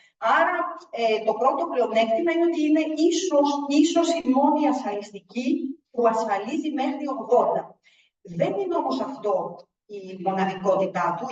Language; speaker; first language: Greek; early bilingual, heritage; Greek